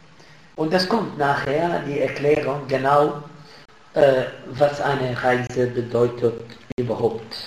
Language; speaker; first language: German; non-native, fluent; Arabic